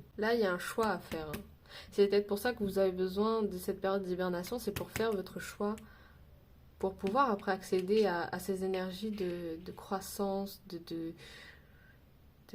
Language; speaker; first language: French; native; French